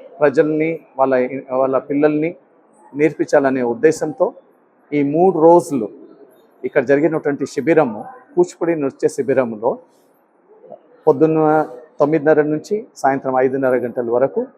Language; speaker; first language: Telugu; native; Telugu